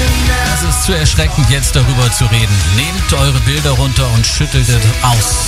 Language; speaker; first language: German; native; German